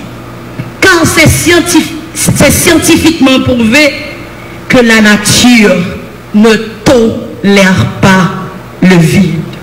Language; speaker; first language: French; non-native, local second language; Haitian Creole